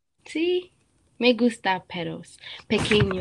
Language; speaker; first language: Spanish; non-native, learner; English